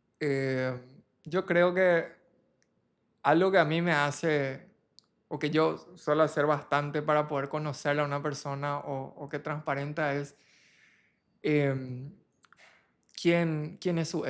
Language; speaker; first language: Spanish; native; Spanish